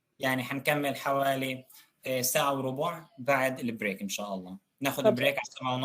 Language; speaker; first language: Arabic; native; Arabic